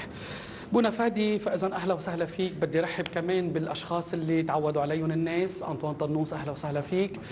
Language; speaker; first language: Arabic; native; Arabic